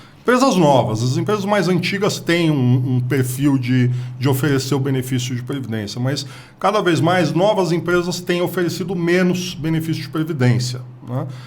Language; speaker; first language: Portuguese; native; Portuguese